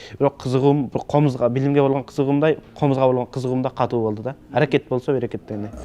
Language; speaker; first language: Kyrgyz; early bilingual, heritage; Kyrgyz